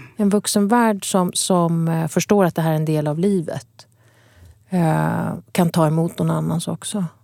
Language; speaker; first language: Swedish; early bilingual, other home language; Kurdish